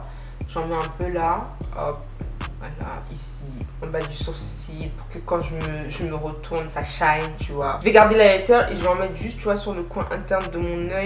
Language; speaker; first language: French; native; French